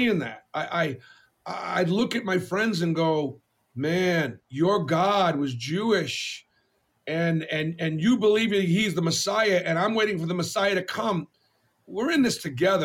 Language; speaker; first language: English; native; English